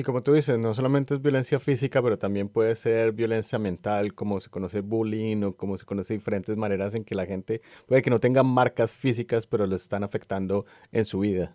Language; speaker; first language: Spanish; native; Spanish